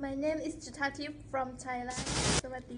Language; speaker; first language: English; non-native, learner; Thai